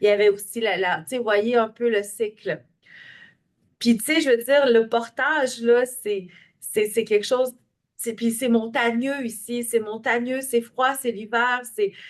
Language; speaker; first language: French; native; French